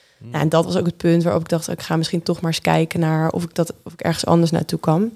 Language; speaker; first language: Dutch; native; Dutch